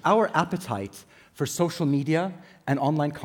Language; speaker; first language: English; native; English